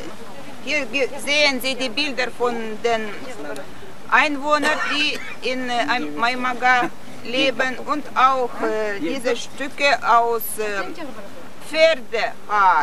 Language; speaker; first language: German; non-native, fluent; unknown